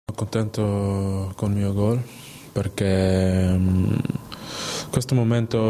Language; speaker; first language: Italian; non-native, learner; Dutch